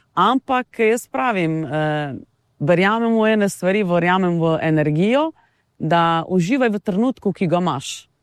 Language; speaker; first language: Slovenian; non-native, local second language; Romany